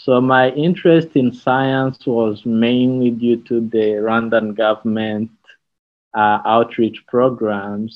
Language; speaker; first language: English; non-native, local second language; Kinyarwanda